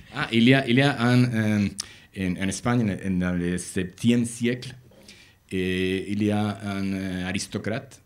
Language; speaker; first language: French; non-native, learner; Spanish